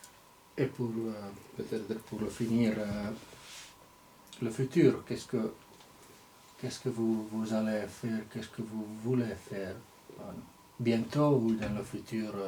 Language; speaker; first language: French; non-native, fluent; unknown